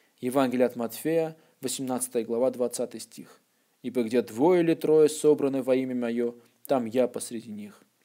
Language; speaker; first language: Russian; non-native, local second language; Armenian